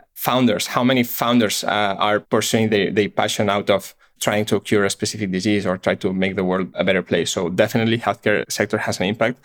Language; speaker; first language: English; non-native, fluent; Catalan